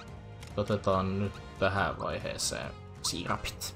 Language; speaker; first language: Finnish; native; Finnish